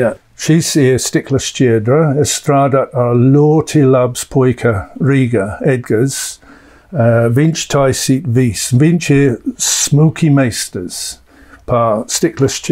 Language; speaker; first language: Latvian; non-native, learner; English